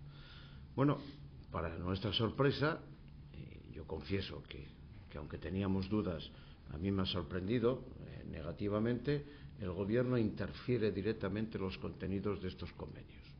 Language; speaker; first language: Spanish; native; Spanish